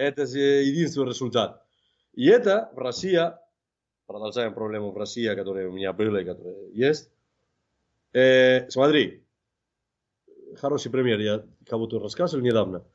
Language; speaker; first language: Russian; non-native, fluent; Spanish